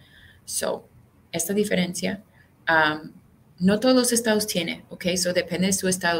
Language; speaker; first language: Spanish; non-native, fluent; English